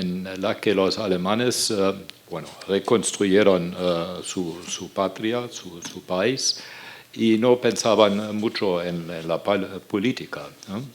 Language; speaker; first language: Spanish; non-native, fluent; German